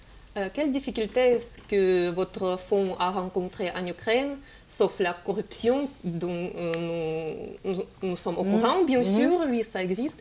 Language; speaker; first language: French; non-native, fluent; Russian